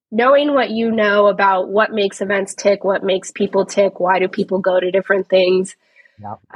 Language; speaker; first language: English; native; English